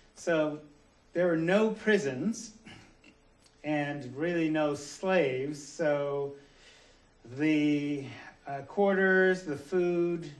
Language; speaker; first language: English; native; English